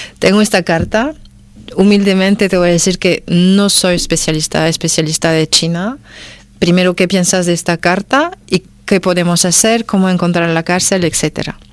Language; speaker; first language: Spanish; non-native, fluent; French